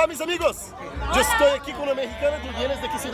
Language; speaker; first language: Spanish; non-native, fluent; Portuguese